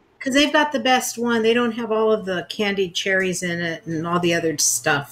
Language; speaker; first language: English; native; English